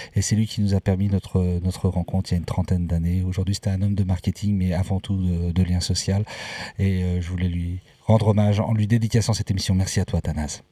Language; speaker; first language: French; native; French